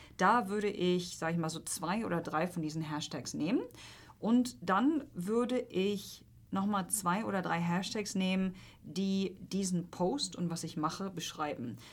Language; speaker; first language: German; non-native, fluent; Polish